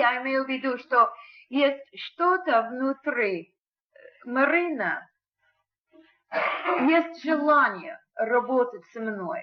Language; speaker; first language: Russian; non-native, learner; English